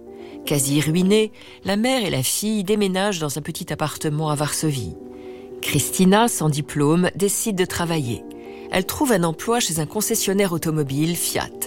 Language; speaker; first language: French; native; French